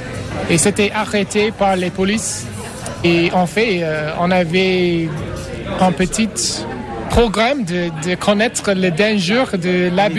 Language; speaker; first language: French; non-native, fluent; English